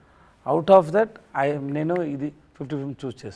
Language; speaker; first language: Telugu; non-native, learner; Tamil